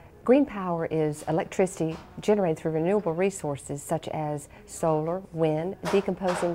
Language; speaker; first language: English; native; English